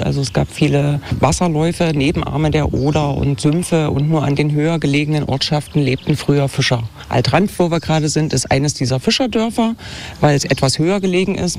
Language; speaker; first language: German; native; German